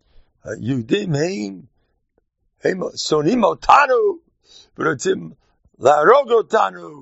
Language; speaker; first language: Hebrew; non-native, fluent; English